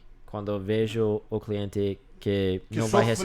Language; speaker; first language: Portuguese; non-native, fluent; English